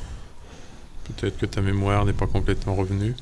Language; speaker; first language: French; native; French